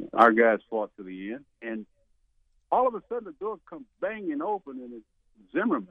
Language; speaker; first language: English; native; English